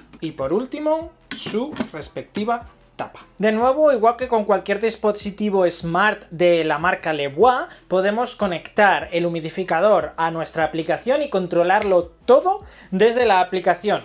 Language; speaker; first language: Spanish; native; Spanish